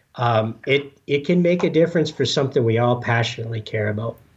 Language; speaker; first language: English; native; English